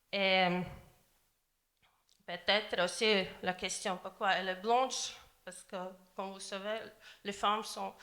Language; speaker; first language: French; non-native, learner; Latvian